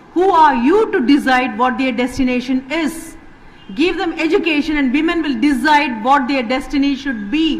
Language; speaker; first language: English; non-native, local second language; Tamil